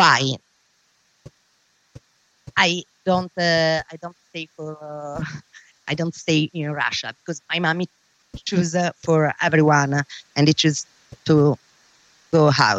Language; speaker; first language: English; non-native, learner; Russian